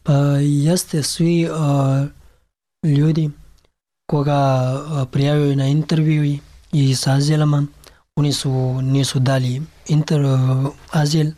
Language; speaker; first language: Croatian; non-native, learner; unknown